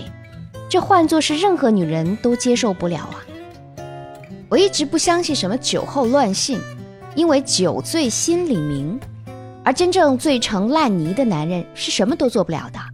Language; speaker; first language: Chinese; native; Chinese